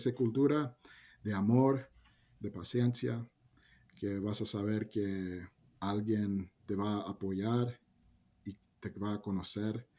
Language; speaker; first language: Spanish; early bilingual, heritage; Spanish